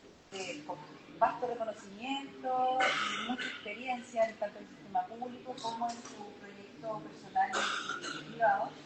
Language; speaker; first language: Spanish; native; Spanish